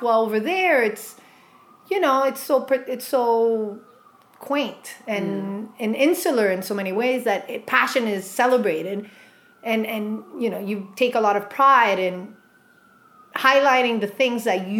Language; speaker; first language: English; native; English